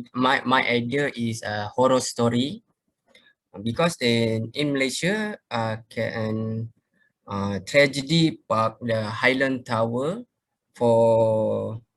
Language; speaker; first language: English; non-native, learner; Malay